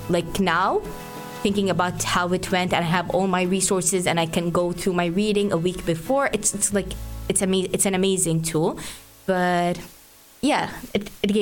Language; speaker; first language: English; non-native, fluent; Arabic